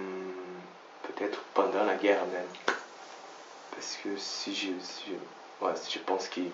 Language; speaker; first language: French; non-native, fluent; Portuguese